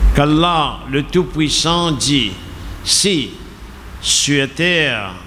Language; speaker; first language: French; non-native, local second language; Morisyen